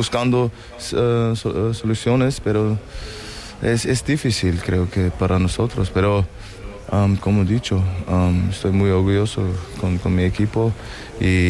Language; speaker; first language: Spanish; non-native, fluent; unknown